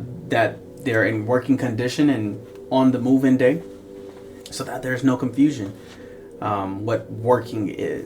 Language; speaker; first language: English; native; English